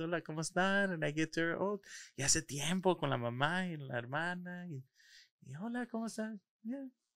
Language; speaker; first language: Spanish; early bilingual, heritage; Spanish